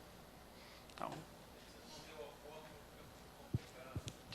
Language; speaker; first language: Portuguese; non-native, fluent; English